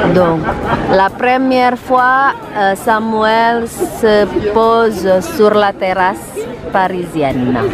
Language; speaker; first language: French; non-native, fluent; Sundanese